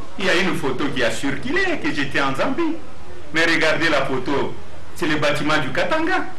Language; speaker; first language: French; non-native, local second language; Swahili